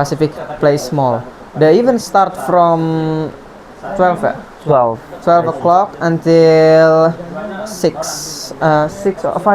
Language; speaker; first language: English; non-native, learner; Indonesian